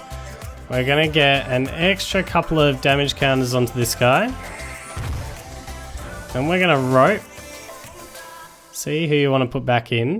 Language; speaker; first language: English; native; English